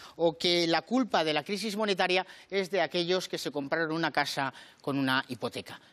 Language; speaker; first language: Spanish; native; Spanish